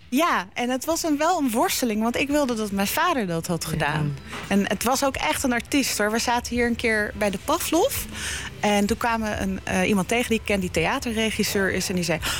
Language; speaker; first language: Dutch; early bilingual, other home language; Turkish